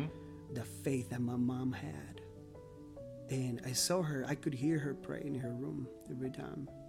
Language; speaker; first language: English; non-native, fluent; Spanish